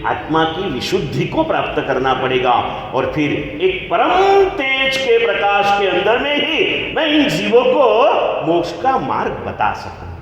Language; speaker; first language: Hindi; non-native, local second language; Gujarati